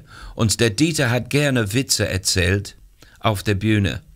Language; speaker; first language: German; non-native, fluent; English